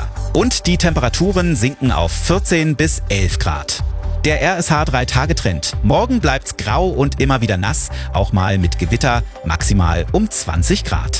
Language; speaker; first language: German; native; German